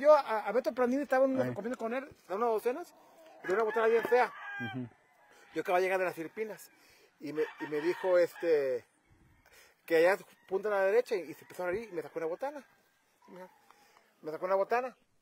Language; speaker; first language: Spanish; native; Spanish